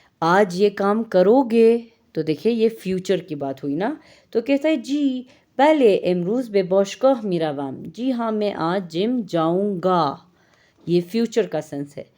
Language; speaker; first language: Urdu; non-native, fluent; Persian